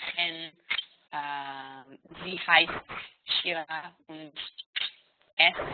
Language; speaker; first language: German; non-native, learner; Hebrew